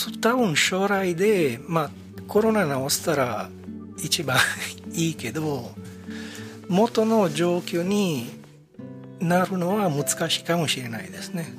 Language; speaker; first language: Japanese; non-native, fluent; Italian